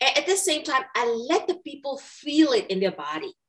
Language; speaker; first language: English; non-native, fluent; Burmese